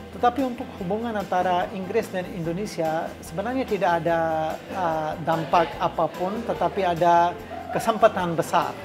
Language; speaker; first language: Indonesian; non-native, fluent; English